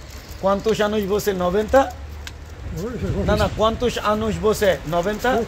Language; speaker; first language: Portuguese; non-native, learner; Bangla